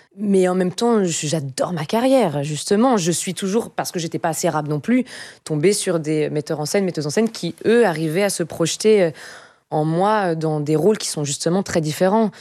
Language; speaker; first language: French; native; French